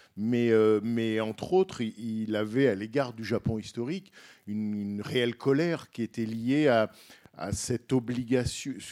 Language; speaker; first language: French; native; French